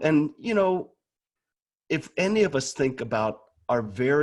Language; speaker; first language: English; native; English